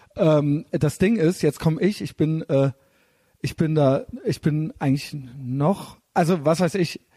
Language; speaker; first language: German; native; German